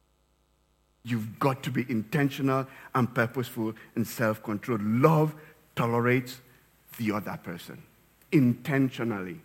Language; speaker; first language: English; non-native, local second language; Yoruba